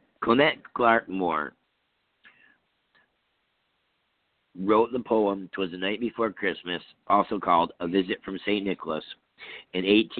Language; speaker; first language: English; native; English